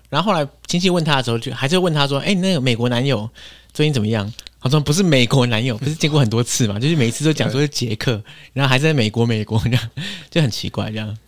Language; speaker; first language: Chinese; native; Chinese